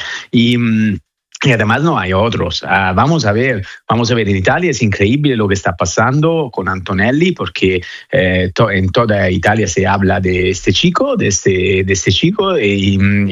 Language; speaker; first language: Spanish; non-native, fluent; Italian